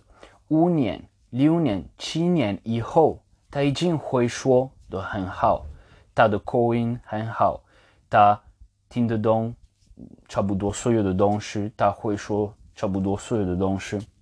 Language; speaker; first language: Chinese; non-native, fluent; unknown